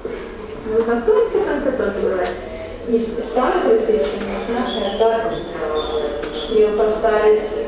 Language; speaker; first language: Russian; non-native, learner; Italian